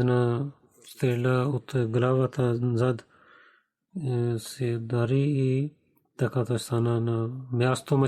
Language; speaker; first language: Bulgarian; non-native, learner; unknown